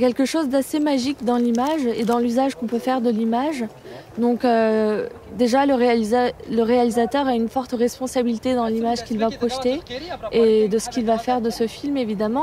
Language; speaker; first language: French; early bilingual, other home language; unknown